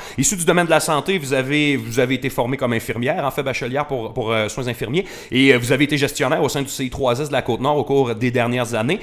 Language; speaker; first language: French; native; French